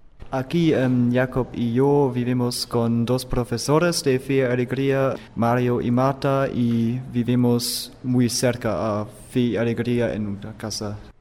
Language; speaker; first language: Spanish; non-native, learner; German